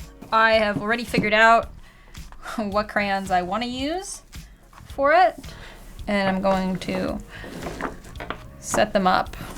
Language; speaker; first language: English; native; English